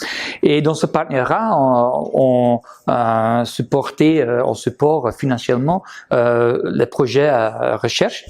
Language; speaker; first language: French; non-native, local second language; Dutch